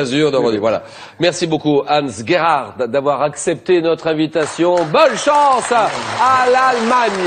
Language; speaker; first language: French; native; French